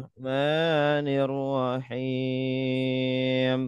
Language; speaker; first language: Arabic; non-native, fluent; Indonesian